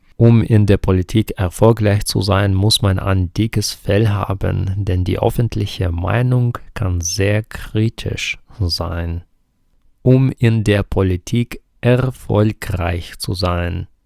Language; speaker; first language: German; non-native, fluent; Ukrainian